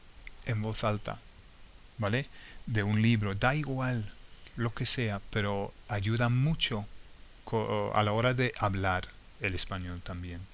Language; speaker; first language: Spanish; non-native, fluent; English